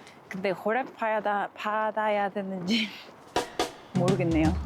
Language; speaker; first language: Korean; non-native, learner; Spanish